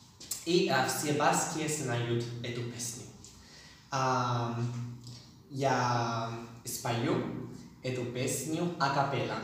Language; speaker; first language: Russian; non-native, learner; Basque